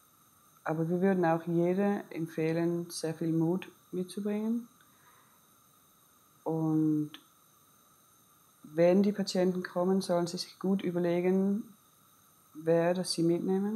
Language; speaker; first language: German; non-native, fluent; Danish